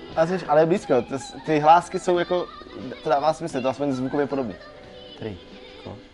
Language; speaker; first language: Czech; native; Czech